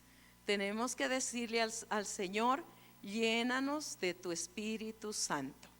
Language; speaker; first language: Spanish; native; Spanish